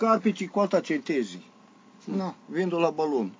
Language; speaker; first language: Italian; non-native, learner; Romanian